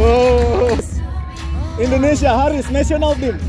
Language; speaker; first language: English; non-native, learner; Indonesian